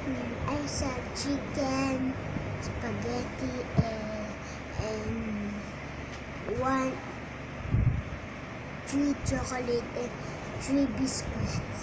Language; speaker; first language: English; non-native, learner; Filipino